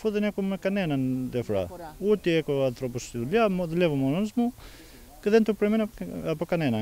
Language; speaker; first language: Greek; non-native, fluent; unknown